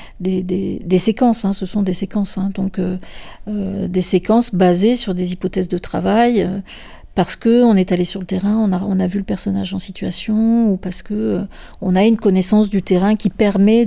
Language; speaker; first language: French; native; French